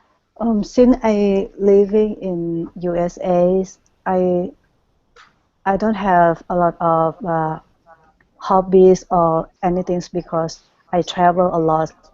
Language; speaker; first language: English; non-native, learner; Thai